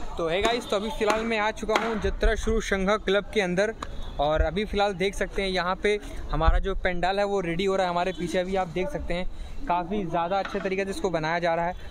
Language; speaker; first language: Hindi; native; Hindi